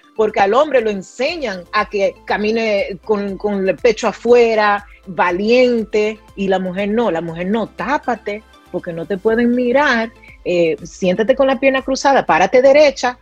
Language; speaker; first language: Spanish; early bilingual, heritage; Spanish